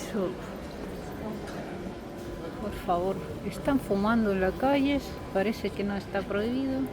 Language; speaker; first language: Spanish; non-native, fluent; Russian